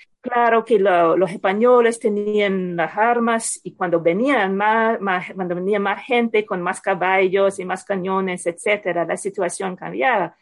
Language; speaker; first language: Spanish; non-native, fluent; English